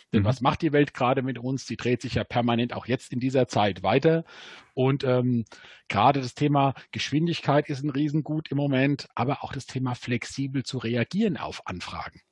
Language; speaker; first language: German; native; German